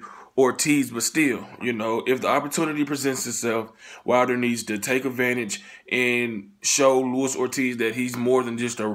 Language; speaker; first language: English; native; English